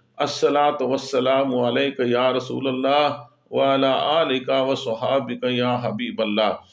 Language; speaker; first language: Urdu; native; Urdu